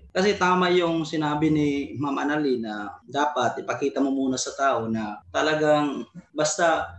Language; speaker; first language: Filipino; non-native, local second language; Cebuano